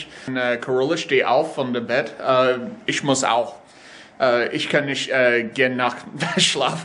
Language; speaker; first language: German; non-native, learner; English